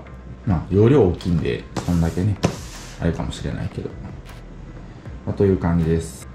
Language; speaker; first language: Japanese; native; Japanese